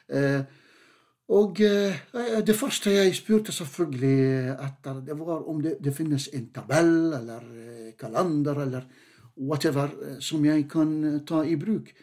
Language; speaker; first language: Norwegian; non-native, fluent; Arabic